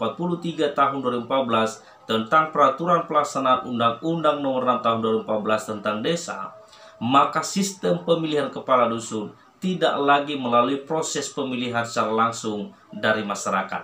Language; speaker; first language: Indonesian; native; Indonesian